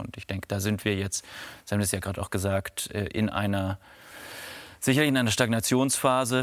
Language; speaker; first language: German; native; German